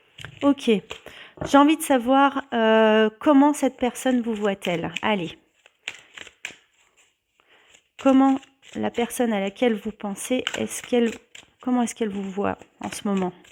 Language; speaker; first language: French; native; French